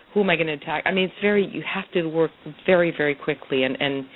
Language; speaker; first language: English; native; English